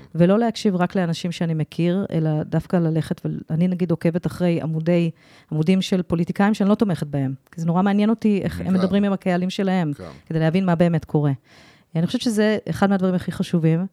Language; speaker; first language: Hebrew; non-native, fluent; English